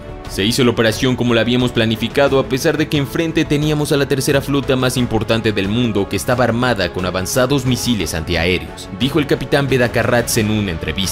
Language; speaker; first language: Spanish; native; Spanish